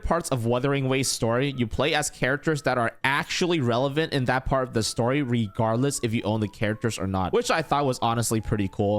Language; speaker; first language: English; native; English